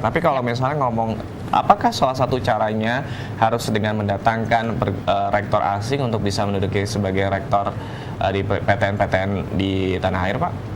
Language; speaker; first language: Indonesian; native; Indonesian